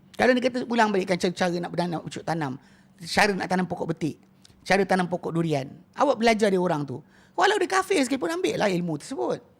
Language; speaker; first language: Malay; native; Malay